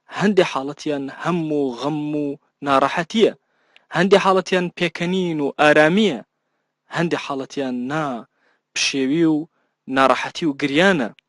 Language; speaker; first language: Central Kurdish; non-native, local second language; Gurani